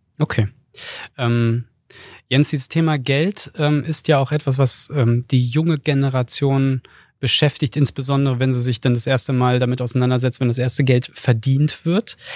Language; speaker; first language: German; native; German